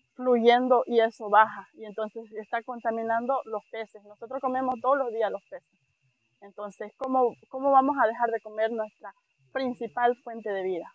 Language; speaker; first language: Spanish; native; Spanish